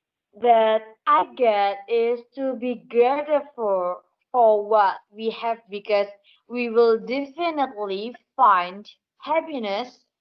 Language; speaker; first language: English; non-native, learner; Indonesian